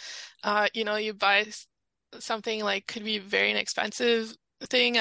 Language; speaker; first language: English; non-native, fluent; French